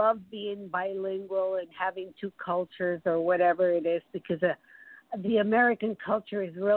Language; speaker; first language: English; early bilingual, other home language; Spanish